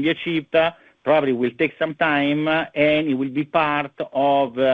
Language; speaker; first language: English; non-native, fluent; Italian